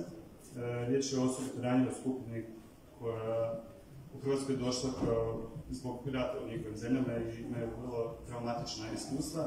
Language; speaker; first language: Croatian; native; Croatian